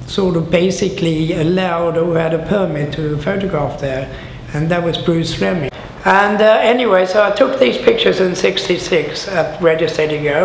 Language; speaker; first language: English; non-native, fluent; Swedish